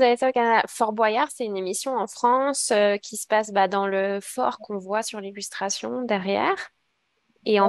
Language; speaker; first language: French; native; French